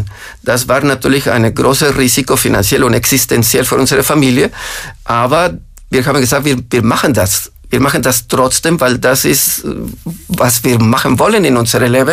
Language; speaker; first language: German; non-native, fluent; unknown